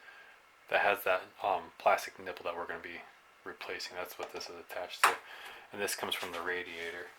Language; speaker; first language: English; native; English